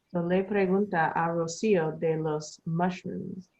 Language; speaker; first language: Spanish; non-native, learner; English